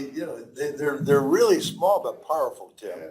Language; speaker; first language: English; native; English